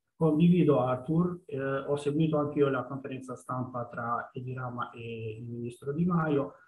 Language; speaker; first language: Italian; non-native, fluent; Albanian